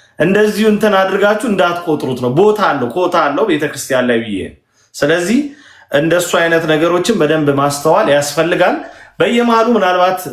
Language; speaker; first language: Amharic; native; Amharic